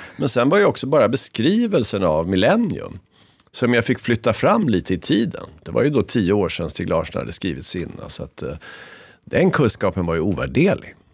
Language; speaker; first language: Swedish; native; Swedish